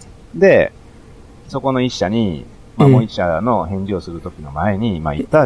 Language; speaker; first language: Japanese; native; Japanese